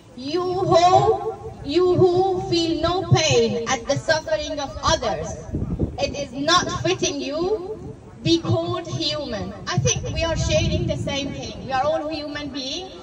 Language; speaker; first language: English; non-native, fluent; Persian